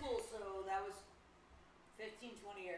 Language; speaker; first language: English; native; English